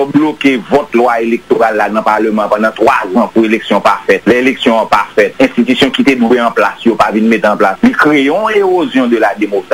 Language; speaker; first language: French; non-native, local second language; Haitian Creole